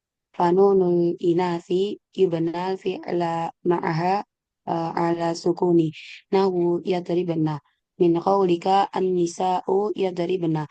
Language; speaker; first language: Arabic; non-native, learner; Indonesian